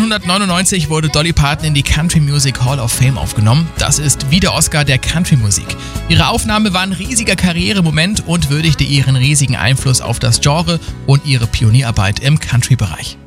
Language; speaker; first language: German; native; German